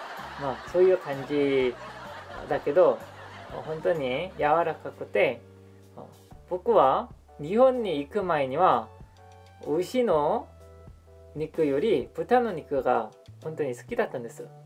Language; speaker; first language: Japanese; non-native, fluent; Korean